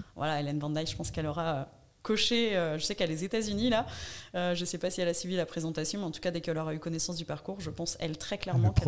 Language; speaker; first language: French; native; French